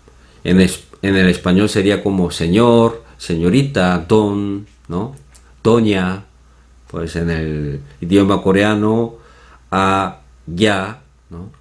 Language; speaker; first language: Spanish; non-native, fluent; Korean